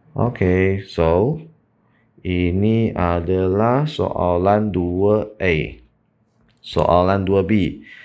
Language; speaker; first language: Malay; non-native, local second language; Chinese